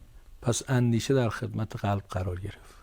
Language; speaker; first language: Persian; native; Persian